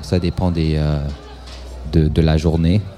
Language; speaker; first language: French; non-native, local second language; English